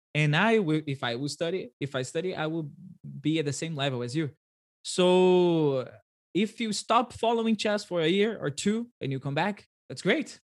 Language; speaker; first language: English; non-native, fluent; Portuguese